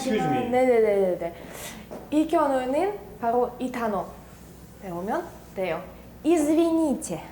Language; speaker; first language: Korean; non-native, fluent; Russian